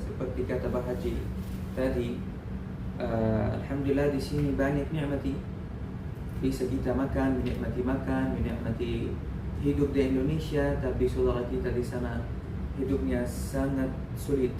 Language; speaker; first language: Indonesian; non-native, learner; Arabic